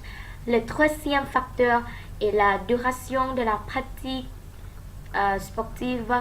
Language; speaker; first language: French; non-native, learner; Thai